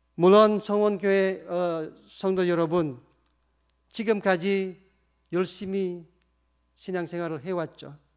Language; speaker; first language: Korean; non-native, fluent; Indonesian